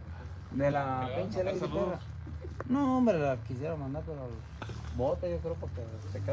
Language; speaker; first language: Spanish; native; Spanish